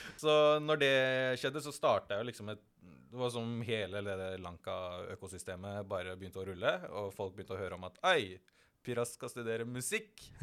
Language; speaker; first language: Norwegian; early bilingual, other home language; Tamil